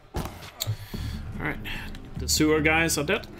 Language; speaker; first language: English; non-native, fluent; Danish